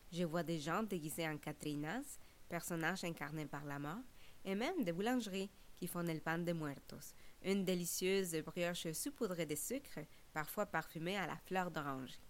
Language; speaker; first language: French; non-native, fluent; Spanish